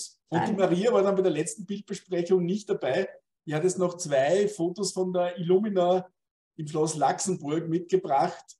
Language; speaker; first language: German; native; German